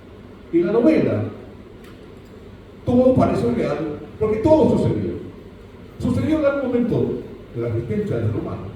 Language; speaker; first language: Spanish; native; Spanish